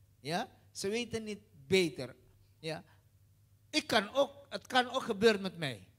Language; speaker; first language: Dutch; non-native, learner; Indonesian